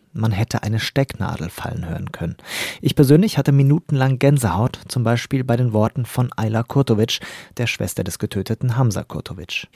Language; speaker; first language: German; native; German